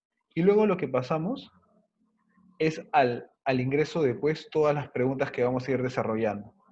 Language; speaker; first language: Spanish; native; Spanish